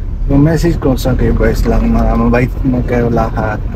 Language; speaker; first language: Filipino; non-native, learner; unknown